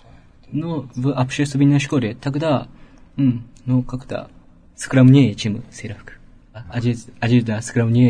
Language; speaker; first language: Russian; non-native, learner; Japanese